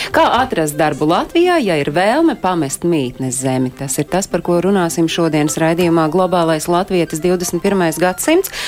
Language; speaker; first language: Latvian; native; Latvian